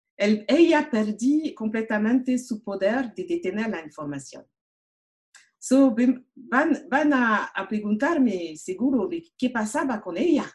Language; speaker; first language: Spanish; non-native, learner; French